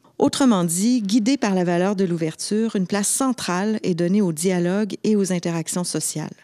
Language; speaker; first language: French; native; French